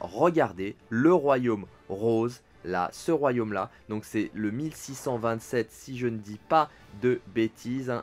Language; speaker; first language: French; native; French